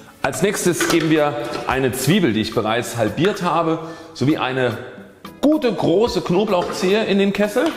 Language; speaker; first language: German; native; German